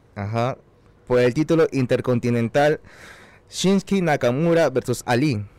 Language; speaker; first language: Spanish; native; Spanish